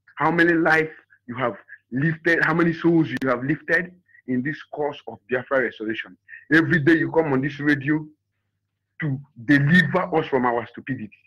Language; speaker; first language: English; non-native, local second language; Igbo